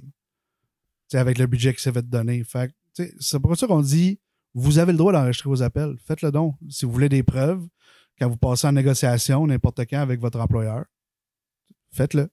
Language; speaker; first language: French; native; French